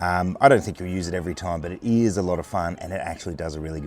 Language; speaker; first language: English; native; English